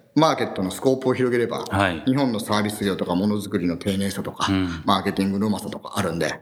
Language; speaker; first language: Japanese; native; Japanese